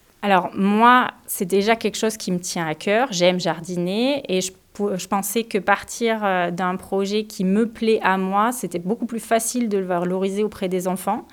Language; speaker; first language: French; native; French